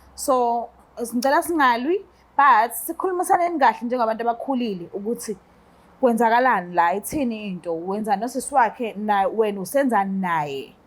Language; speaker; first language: Zulu; native; Zulu